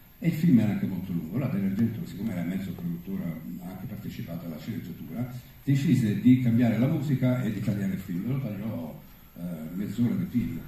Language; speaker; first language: Italian; early bilingual, heritage; Italian